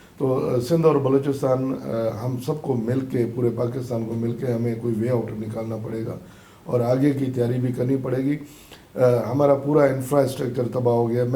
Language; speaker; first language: Urdu; non-native, local second language; Sindhi